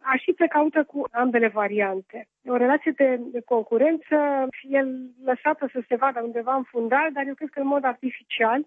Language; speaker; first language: Romanian; native; Romanian